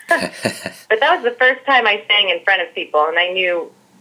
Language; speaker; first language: English; native; English